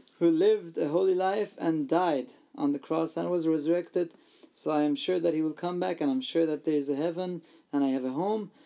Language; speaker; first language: English; non-native, fluent; Armenian